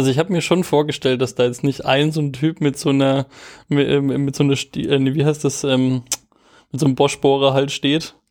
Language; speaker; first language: German; native; German